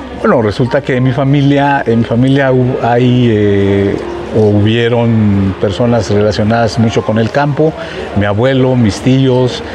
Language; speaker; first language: Spanish; non-native, local second language; Zapotec